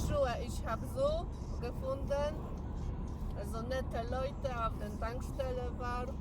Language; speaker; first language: German; non-native, learner; Polish